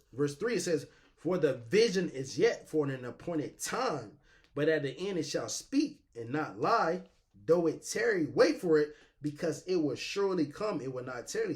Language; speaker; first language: English; native; English